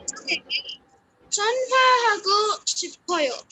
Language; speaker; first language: Korean; non-native, learner; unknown